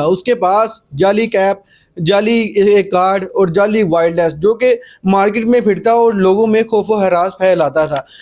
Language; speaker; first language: Urdu; non-native, local second language; Punjabi